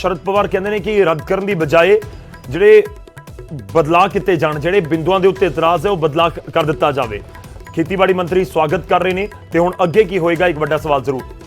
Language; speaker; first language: Punjabi; non-native, local second language; Hindi